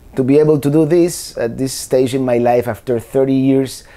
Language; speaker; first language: English; non-native, fluent; Spanish